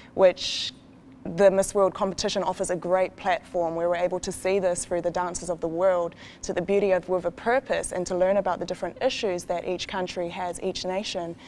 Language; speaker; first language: English; native; English